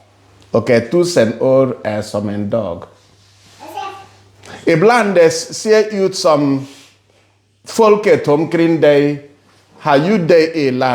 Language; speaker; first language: Swedish; non-native, fluent; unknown